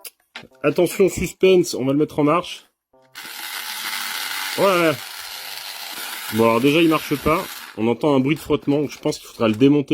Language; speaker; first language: French; native; French